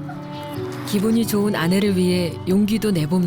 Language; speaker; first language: Korean; native; Korean